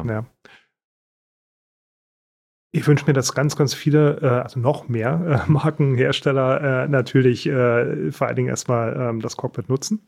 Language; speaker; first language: German; native; German